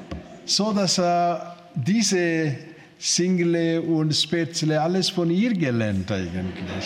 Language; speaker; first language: German; non-native, learner; Telugu